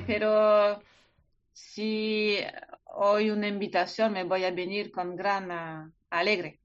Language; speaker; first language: Spanish; non-native, learner; French